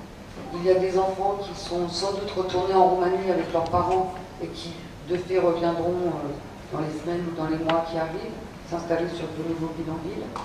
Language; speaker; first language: French; native; French